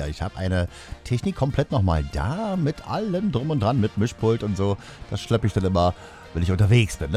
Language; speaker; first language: German; native; German